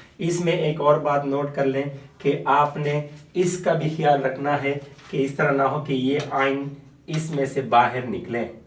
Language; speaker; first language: Urdu; non-native, local second language; Pashto